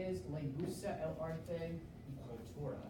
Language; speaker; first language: Spanish; non-native, learner; English